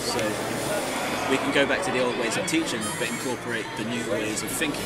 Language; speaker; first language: English; native; English